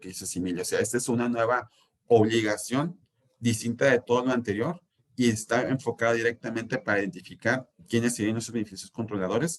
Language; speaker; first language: Spanish; native; Spanish